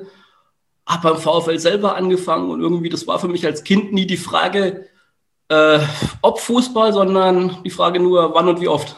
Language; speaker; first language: German; native; German